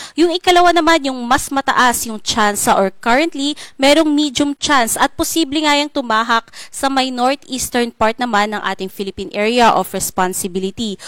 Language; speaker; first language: Filipino; non-native, local second language; Cebuano